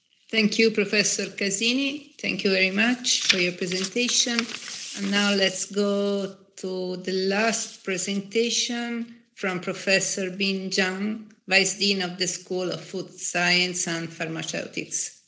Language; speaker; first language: English; non-native, fluent; Italian